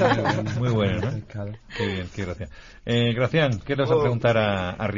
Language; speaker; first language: Spanish; native; Spanish